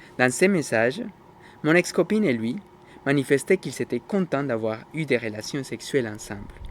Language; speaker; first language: French; non-native, fluent; Spanish